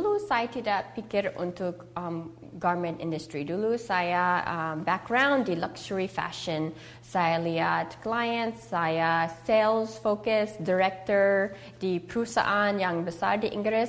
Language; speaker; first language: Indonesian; early bilingual, heritage; English